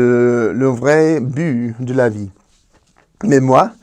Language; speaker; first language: French; non-native, fluent; Spanish